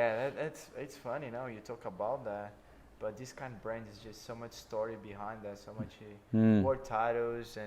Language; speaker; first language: English; non-native, fluent; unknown